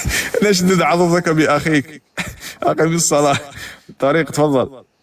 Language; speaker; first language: Arabic; native; Arabic